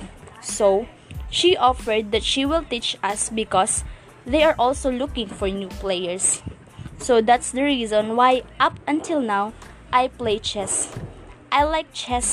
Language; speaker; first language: English; non-native, local second language; Cebuano